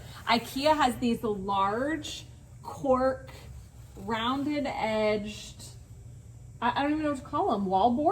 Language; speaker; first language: English; native; English